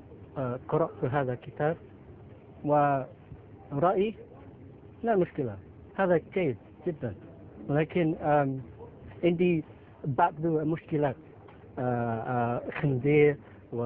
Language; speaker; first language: Arabic; non-native, learner; Filipino